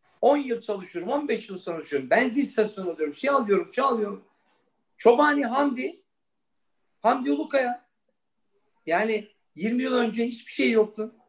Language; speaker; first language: Turkish; early bilingual, heritage; Turkish